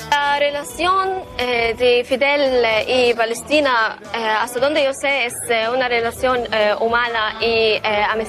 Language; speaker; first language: Spanish; non-native, learner; Arabic